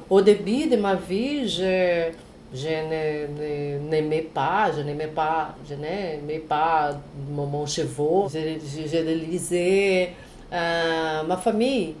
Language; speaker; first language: French; non-native, learner; Portuguese